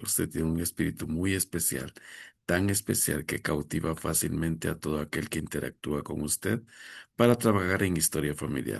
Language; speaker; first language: Spanish; native; Spanish